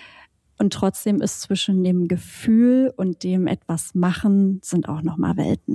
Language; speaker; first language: German; native; German